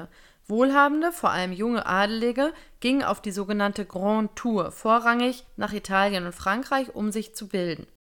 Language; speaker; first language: German; native; German